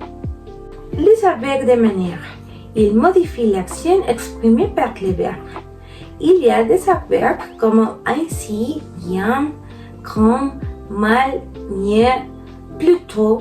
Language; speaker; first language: French; non-native, learner; Spanish